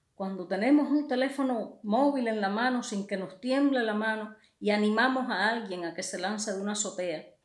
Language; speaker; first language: Spanish; native; Spanish